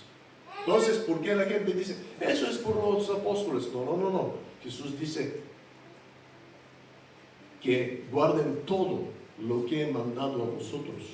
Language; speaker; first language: Spanish; non-native, fluent; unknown